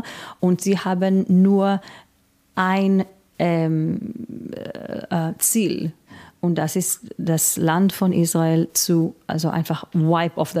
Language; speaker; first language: German; non-native, fluent; Hebrew